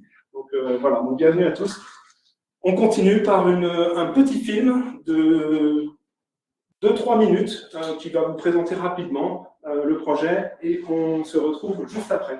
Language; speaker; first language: French; native; French